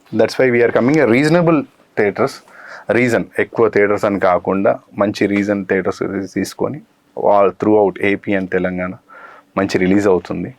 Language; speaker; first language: Telugu; native; Telugu